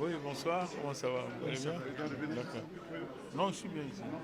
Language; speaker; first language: French; native; French